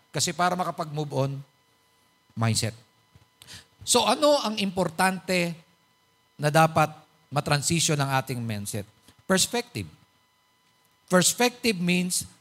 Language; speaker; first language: Filipino; native; Filipino